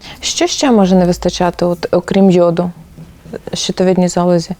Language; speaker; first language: Ukrainian; native; Ukrainian